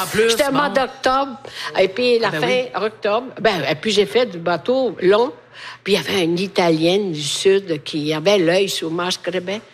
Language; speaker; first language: French; non-native, fluent; Italian